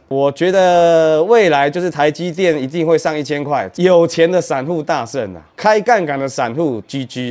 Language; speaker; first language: Chinese; native; Chinese